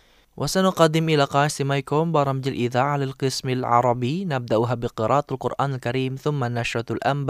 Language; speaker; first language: Arabic; non-native, fluent; Indonesian